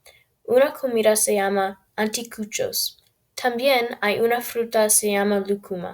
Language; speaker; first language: Spanish; non-native, learner; English